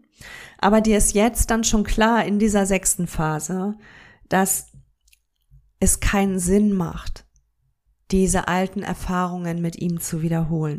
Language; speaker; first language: German; native; German